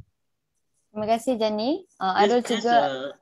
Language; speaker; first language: Malay; native; Malay